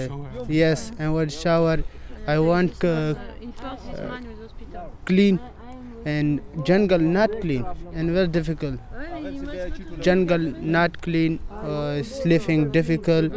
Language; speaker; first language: English; non-native, learner; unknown